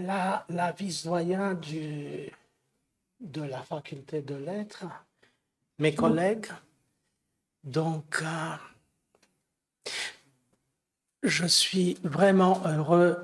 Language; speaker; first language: French; non-native, fluent; Romanian